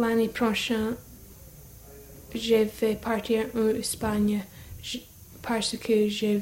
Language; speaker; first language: French; non-native, learner; English